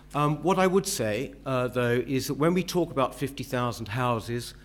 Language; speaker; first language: English; native; English